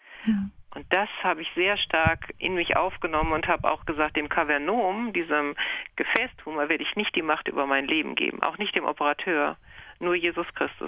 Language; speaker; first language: German; native; German